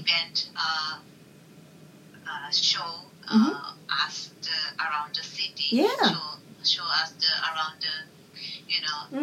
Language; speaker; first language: English; non-native, learner; Japanese